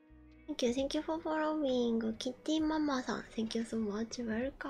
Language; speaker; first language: English; non-native, learner; Japanese